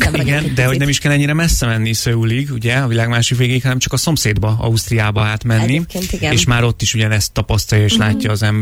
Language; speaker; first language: Hungarian; native; Hungarian